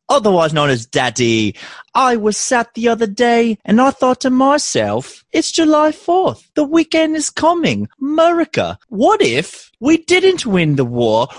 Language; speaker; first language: English; native; English